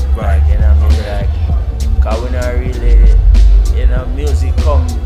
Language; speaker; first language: English; non-native, fluent; Italian